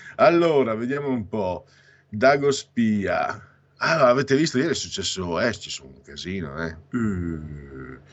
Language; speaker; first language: Italian; native; Italian